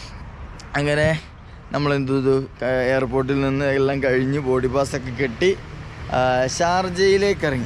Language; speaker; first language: Malayalam; native; Malayalam